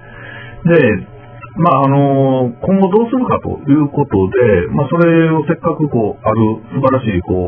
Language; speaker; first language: Japanese; native; Japanese